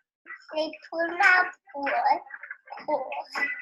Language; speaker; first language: French; non-native, learner; English